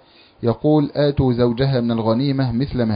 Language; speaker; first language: Arabic; native; Arabic